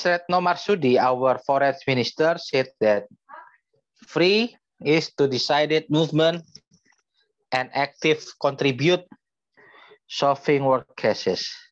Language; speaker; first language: English; non-native, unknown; Indonesian